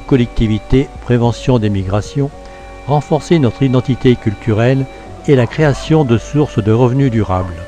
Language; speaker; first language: French; native; French